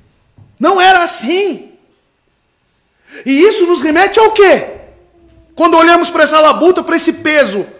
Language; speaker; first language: Portuguese; native; Portuguese